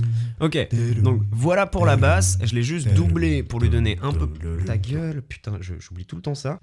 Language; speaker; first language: French; native; French